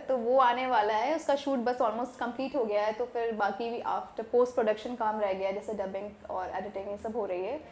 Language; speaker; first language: Hindi; native; Hindi